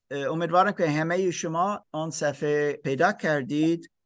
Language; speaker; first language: Persian; non-native, learner; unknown